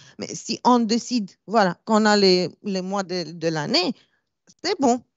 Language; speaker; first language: French; non-native, fluent; Romanian